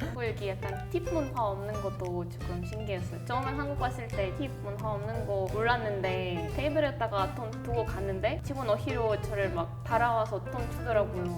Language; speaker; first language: Korean; non-native, fluent; Ukrainian